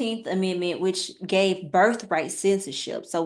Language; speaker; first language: English; native; English